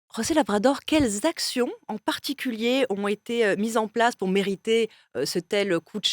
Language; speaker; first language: French; native; French